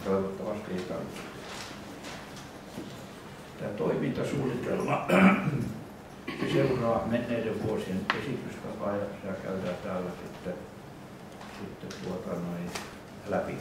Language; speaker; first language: Finnish; native; Finnish